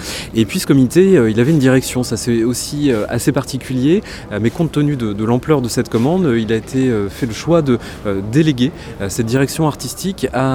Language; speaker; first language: French; native; French